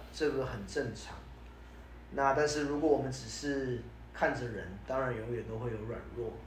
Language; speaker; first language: Chinese; early bilingual, heritage; Chinese